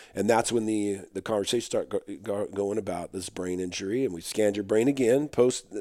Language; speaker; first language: English; native; English